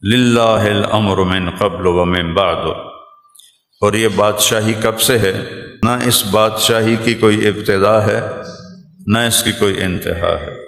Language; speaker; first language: Urdu; non-native, local second language; Punjabi